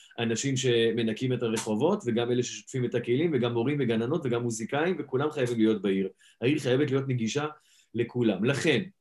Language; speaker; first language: Hebrew; native; Hebrew